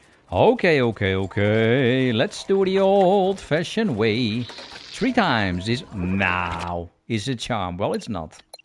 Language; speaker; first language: English; non-native, fluent; Dutch